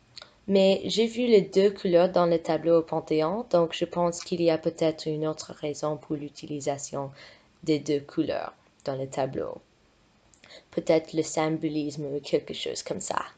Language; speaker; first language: French; non-native, fluent; English